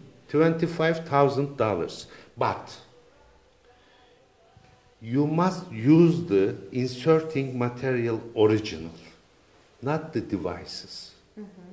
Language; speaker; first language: English; non-native, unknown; Turkish